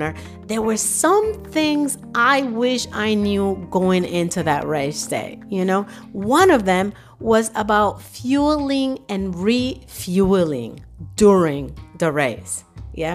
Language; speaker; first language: English; early bilingual, other home language; Spanish